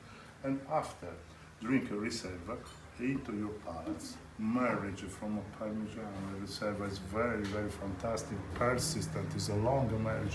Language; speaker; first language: English; non-native, learner; Italian